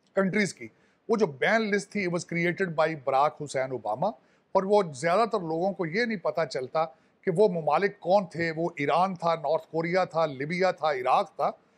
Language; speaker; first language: Urdu; non-native, local second language; Punjabi